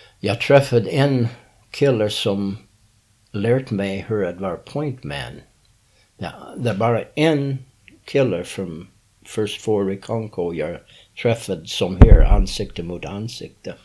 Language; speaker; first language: Swedish; non-native, learner; English